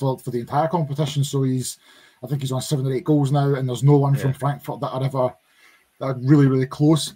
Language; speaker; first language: English; native; English